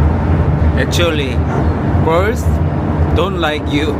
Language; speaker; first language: English; non-native, learner; Korean